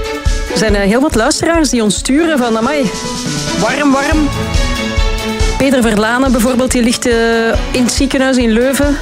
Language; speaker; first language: Dutch; native; Dutch